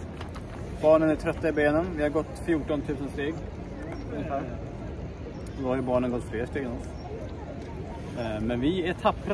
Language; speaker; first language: Swedish; native; Swedish